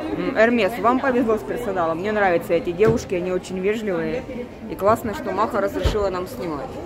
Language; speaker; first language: Russian; native; Russian